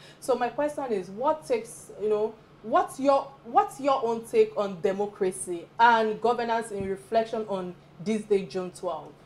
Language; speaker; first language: English; non-native, local second language; Yoruba